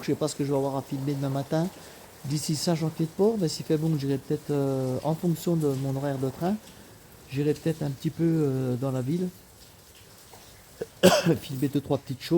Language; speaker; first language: French; native; French